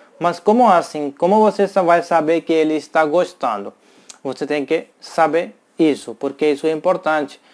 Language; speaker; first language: Portuguese; non-native, learner; Hindi